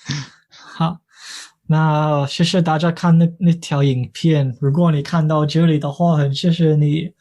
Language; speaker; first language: Chinese; non-native, fluent; English